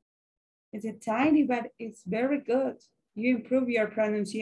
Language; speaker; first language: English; non-native, learner; Spanish